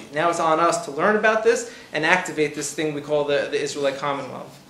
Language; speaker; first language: English; native; English